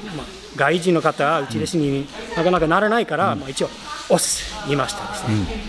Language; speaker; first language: Japanese; non-native, fluent; English